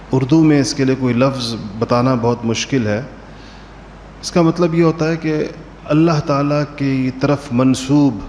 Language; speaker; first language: Urdu; native; Urdu